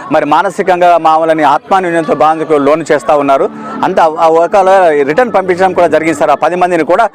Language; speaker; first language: Telugu; native; Telugu